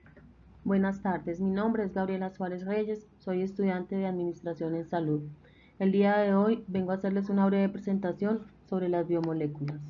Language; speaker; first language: Spanish; native; Spanish